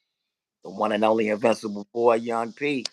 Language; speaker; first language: English; native; English